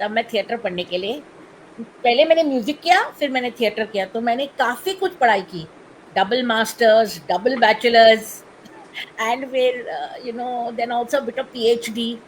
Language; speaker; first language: Hindi; non-native, local second language; Tamil